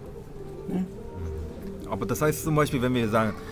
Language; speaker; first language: German; non-native, fluent; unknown